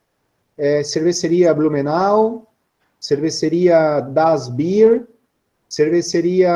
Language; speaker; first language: Spanish; non-native, learner; Portuguese